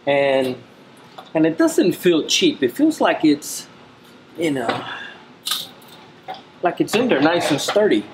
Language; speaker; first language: English; native; English